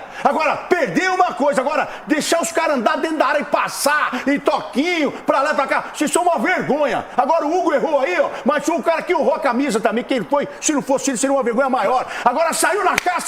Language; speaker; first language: Portuguese; native; Portuguese